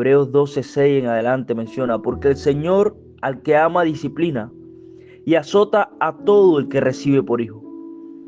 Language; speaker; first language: Spanish; native; Spanish